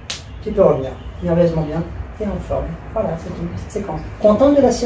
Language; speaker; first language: French; native; French